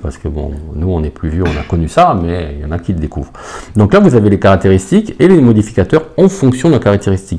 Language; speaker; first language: French; native; French